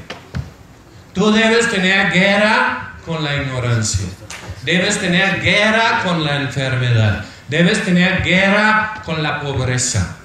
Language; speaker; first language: Spanish; non-native, fluent; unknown